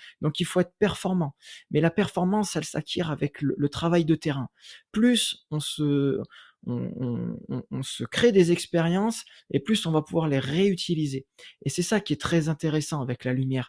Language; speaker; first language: French; native; French